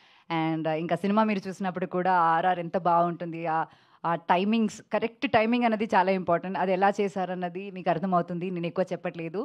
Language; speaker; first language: Telugu; non-native, local second language; Malayalam